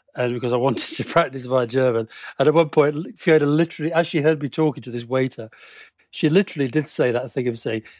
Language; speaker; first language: English; native; English